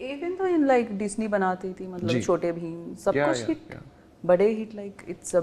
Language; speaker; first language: Hindi; non-native, local second language; Telugu